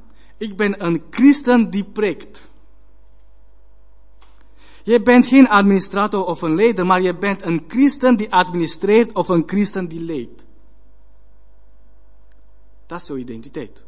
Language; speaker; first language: Dutch; non-native, learner; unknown